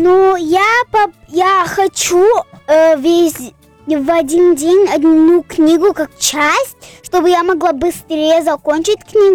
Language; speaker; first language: Russian; early bilingual, heritage; Russian